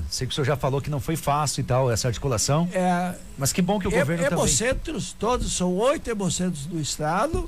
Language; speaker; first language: Portuguese; non-native, local second language; German